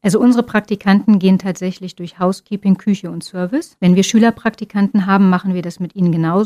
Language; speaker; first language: German; native; German